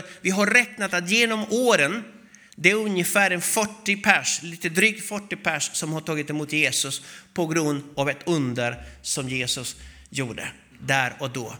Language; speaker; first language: Swedish; non-native, fluent; Spanish